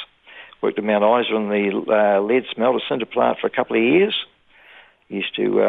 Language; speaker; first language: English; native; English